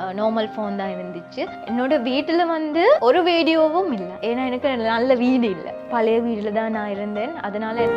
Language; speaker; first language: Tamil; non-native, local second language; Sinhala